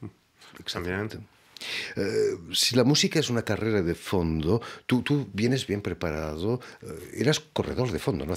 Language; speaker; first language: Spanish; native; Spanish